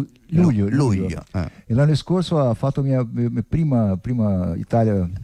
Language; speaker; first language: Italian; non-native, learner; Portuguese